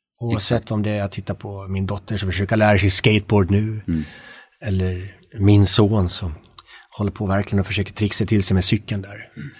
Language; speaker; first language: Swedish; native; Swedish